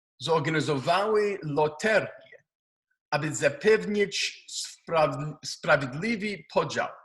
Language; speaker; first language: Polish; non-native, learner; Hebrew